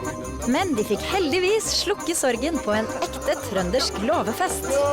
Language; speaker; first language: Norwegian; native; Norwegian